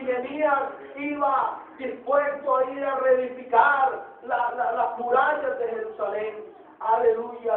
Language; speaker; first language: Spanish; native; Spanish